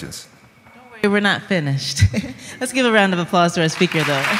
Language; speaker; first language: English; native; English